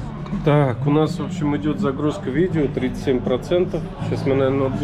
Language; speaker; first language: Russian; native; Russian